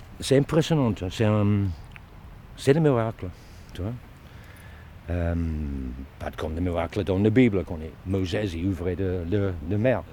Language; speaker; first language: French; non-native, learner; Dutch